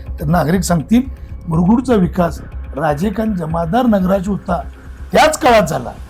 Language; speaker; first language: Marathi; native; Marathi